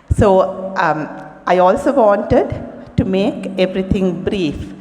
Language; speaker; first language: English; non-native, local second language; Sinhala